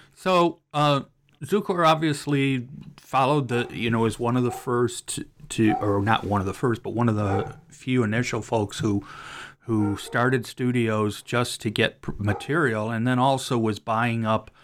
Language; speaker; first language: English; native; English